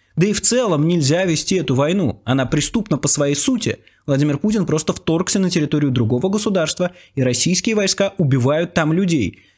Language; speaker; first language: Russian; native; Russian